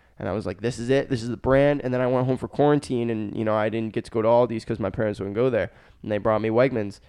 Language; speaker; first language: English; native; English